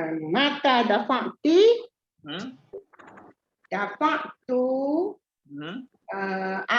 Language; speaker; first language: Arabic; non-native, learner; Malay